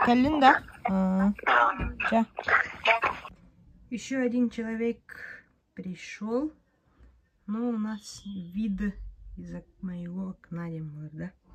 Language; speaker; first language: Russian; non-native, local second language; Yakut